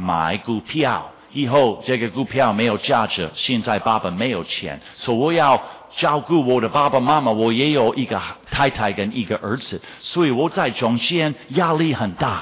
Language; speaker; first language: Chinese; non-native, fluent; English